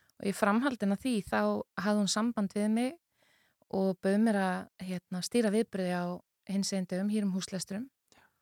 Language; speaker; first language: Icelandic; native; Icelandic